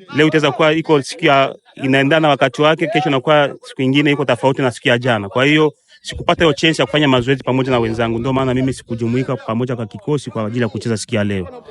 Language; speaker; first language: Swahili; native; Swahili